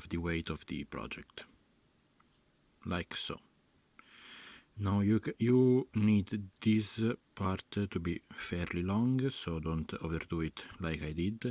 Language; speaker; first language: English; non-native, fluent; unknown